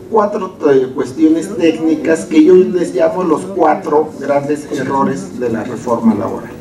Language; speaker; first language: Spanish; native; Spanish